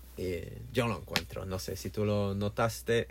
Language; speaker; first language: Spanish; non-native, learner; English